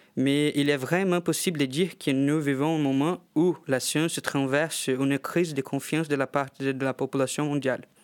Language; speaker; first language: French; non-native, fluent; Portuguese